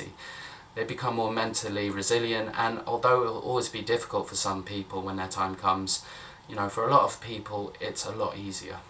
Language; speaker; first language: English; native; English